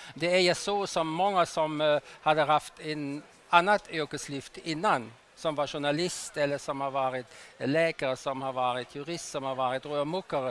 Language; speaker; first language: Swedish; non-native, fluent; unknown